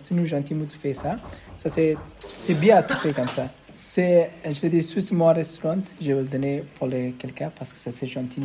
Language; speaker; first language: French; non-native, learner; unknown